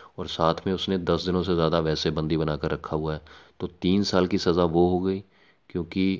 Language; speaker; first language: Hindi; non-native, local second language; Punjabi